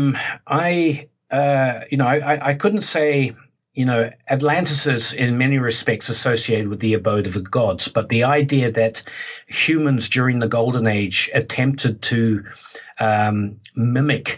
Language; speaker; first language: English; native; English